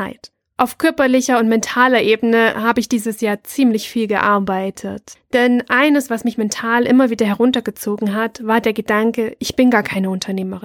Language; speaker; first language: German; native; German